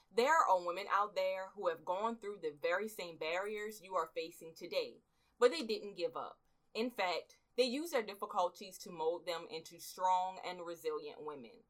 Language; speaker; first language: English; native; English